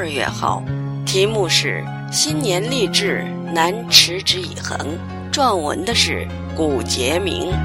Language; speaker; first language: Chinese; native; Chinese